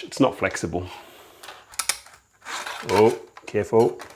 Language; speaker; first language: English; native; English